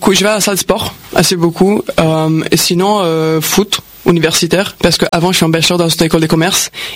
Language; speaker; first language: French; non-native, fluent; Romanian